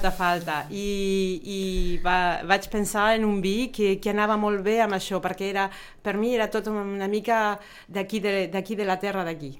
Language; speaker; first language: Catalan; non-native, fluent; Spanish